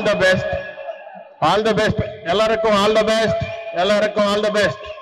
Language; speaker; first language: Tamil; non-native, learner; Telugu